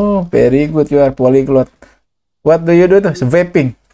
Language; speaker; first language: English; non-native, learner; Indonesian